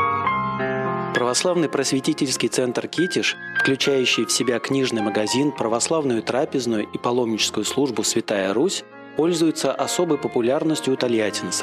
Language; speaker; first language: Russian; native; Russian